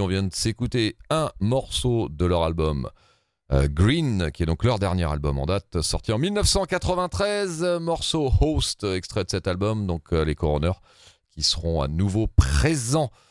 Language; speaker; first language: French; native; French